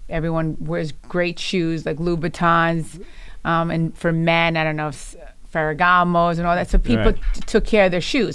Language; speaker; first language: English; early bilingual, other home language; Italian